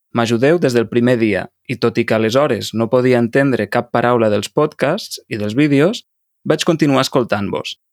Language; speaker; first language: Catalan; native; Catalan